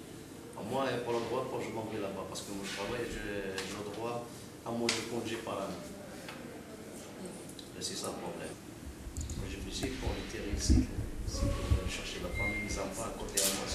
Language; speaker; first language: French; non-native, learner; Arabic